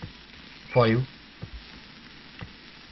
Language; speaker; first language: French; native; French